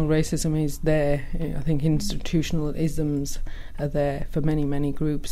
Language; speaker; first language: English; early bilingual, other home language; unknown